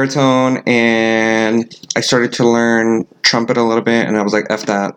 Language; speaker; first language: English; native; English